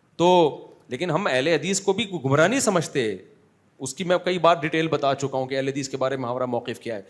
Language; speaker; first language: Urdu; native; Urdu